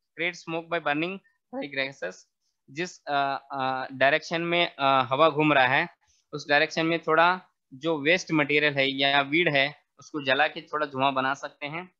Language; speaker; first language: Hindi; non-native, local second language; Marathi